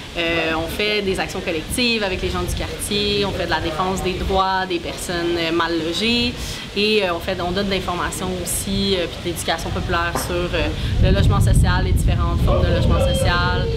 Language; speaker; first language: French; native; French